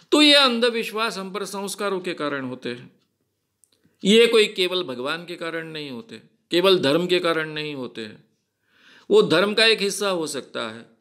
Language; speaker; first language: Hindi; non-native, local second language; Marathi